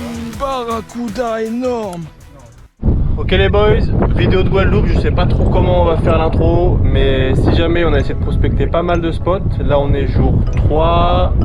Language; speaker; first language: French; native; French